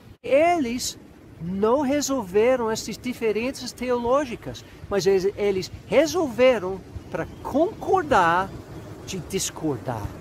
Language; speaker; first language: Portuguese; non-native, fluent; English